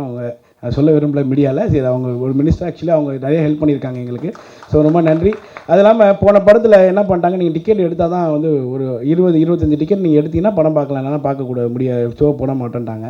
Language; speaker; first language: Tamil; native; Tamil